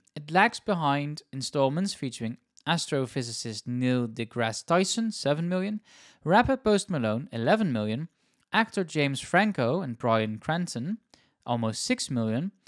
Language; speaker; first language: English; non-native, fluent; Dutch